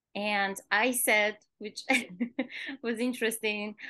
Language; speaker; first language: English; non-native, fluent; Kazakh